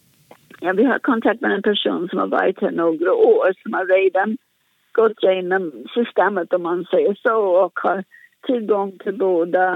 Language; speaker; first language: Swedish; non-native, fluent; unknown